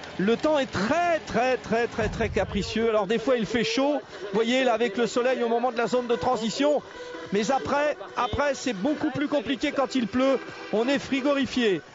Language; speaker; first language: French; native; French